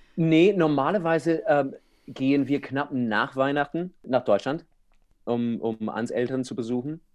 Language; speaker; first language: German; non-native, fluent; English